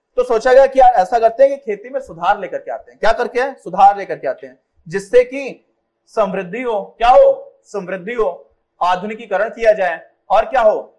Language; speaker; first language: Hindi; native; Hindi